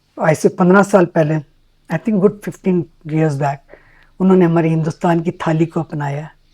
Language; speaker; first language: Hindi; native; Hindi